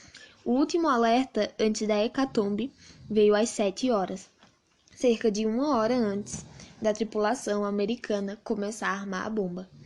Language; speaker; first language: Portuguese; native; Portuguese